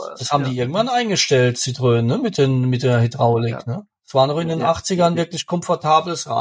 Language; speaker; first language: German; native; German